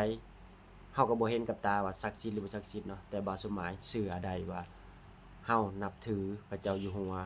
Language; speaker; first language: Thai; non-native, local second language; Lao